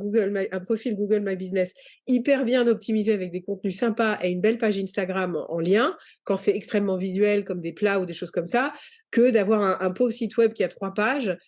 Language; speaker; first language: French; native; French